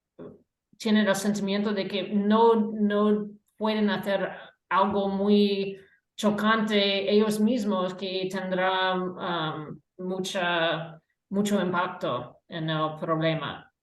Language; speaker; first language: Spanish; non-native, fluent; English